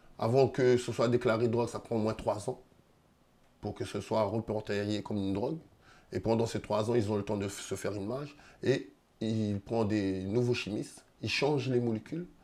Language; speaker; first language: French; non-native, local second language; Réunion Creole French